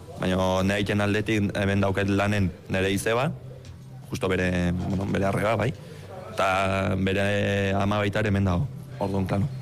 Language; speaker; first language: Basque; early bilingual, other home language; Romanian